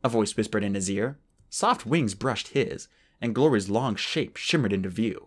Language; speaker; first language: English; native; English